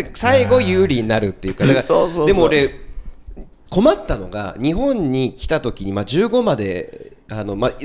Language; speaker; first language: Japanese; native; Japanese